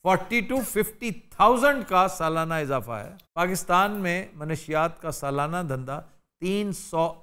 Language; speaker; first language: Urdu; non-native, local second language; Punjabi